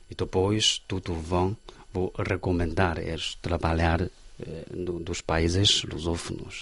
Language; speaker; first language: Portuguese; non-native, learner; Chinese